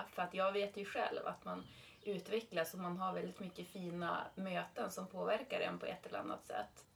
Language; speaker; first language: Swedish; native; Swedish